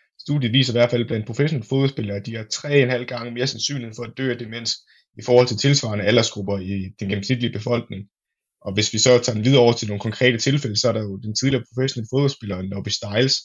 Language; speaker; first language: Danish; native; Danish